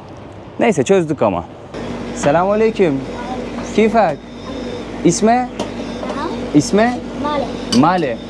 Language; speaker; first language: Turkish; native; Turkish